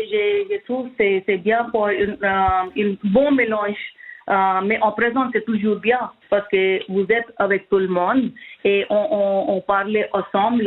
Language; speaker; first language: French; non-native, learner; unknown